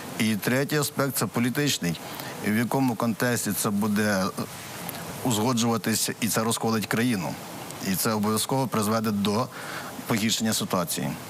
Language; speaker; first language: Ukrainian; native; Ukrainian